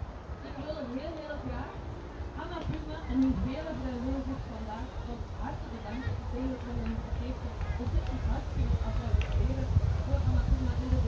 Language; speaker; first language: Dutch; non-native, learner; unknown